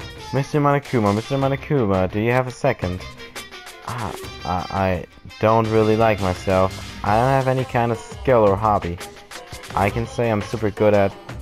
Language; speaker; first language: English; non-native, fluent; German